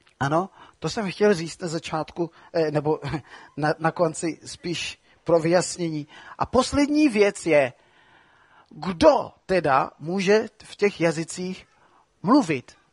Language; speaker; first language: Czech; non-native, fluent; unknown